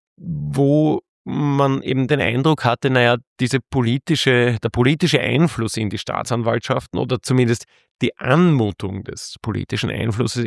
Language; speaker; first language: German; native; German